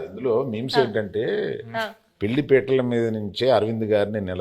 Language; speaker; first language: Telugu; native; Telugu